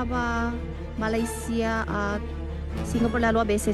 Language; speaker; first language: Filipino; non-native, learner; Chinese